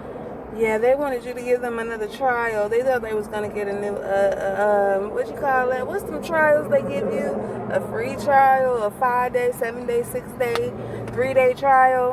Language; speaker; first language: English; native; English